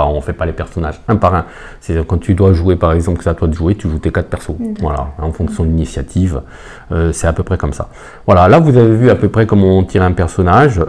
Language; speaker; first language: French; native; French